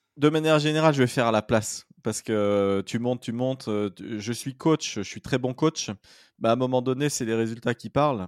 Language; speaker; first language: French; native; French